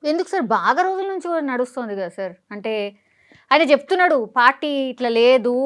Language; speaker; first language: Telugu; native; Telugu